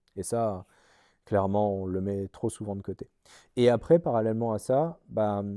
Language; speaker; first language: French; native; French